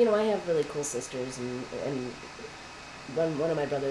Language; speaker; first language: English; native; English